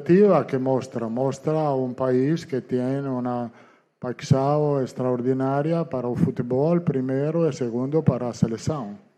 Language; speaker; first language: Portuguese; non-native, learner; Italian